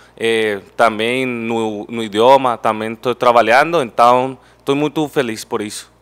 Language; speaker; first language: Portuguese; non-native, learner; Spanish